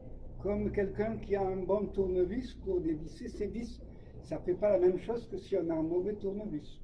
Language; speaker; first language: French; native; French